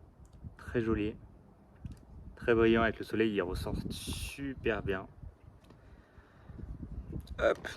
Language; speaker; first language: French; native; French